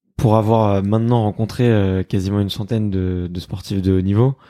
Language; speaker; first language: French; native; French